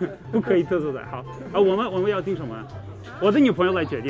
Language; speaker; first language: Chinese; non-native, fluent; Russian